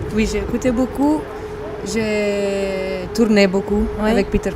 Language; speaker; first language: French; non-native, fluent; Italian